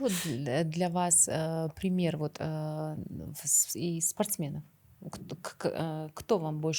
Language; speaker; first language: Russian; non-native, local second language; Kazakh